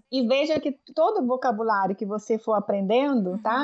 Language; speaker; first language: Portuguese; native; Portuguese